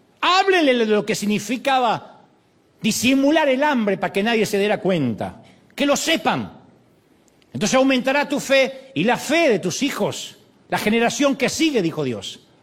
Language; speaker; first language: Spanish; native; Spanish